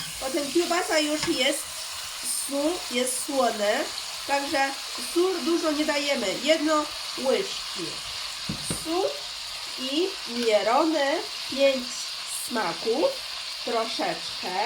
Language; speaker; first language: Polish; non-native, learner; Chinese